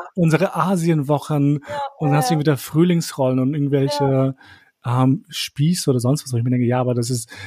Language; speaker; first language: German; early bilingual, other home language; Albanian